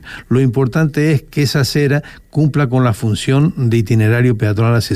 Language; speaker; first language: Spanish; native; Spanish